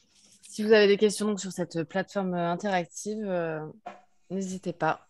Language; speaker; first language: French; native; French